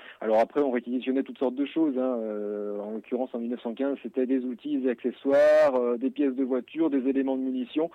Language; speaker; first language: French; native; French